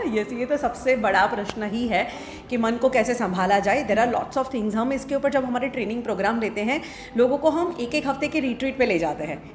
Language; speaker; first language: Hindi; non-native, local second language; Gujarati